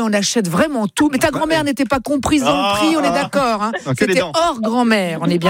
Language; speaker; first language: French; native; French